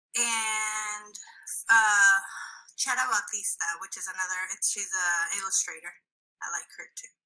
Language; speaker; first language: English; early bilingual, other home language; Spanish